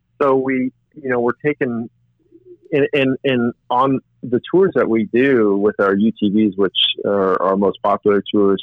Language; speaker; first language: English; native; English